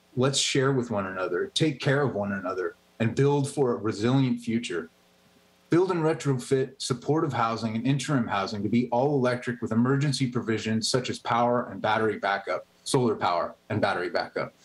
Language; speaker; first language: English; native; English